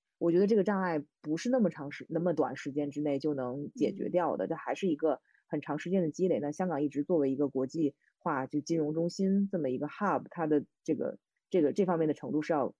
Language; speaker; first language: Chinese; native; Chinese